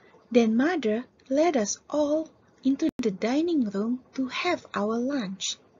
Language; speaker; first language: English; non-native, fluent; Indonesian